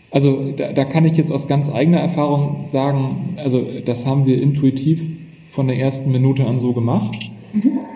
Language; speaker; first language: German; native; German